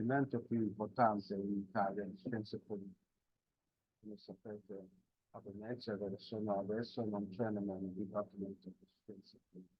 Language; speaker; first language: Italian; non-native, fluent; Polish